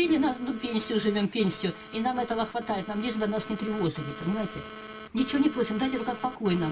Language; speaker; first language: Russian; native; Russian